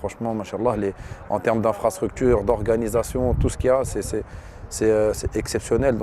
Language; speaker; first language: French; early bilingual, other home language; Arabic